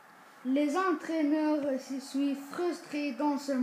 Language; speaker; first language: French; non-native, learner; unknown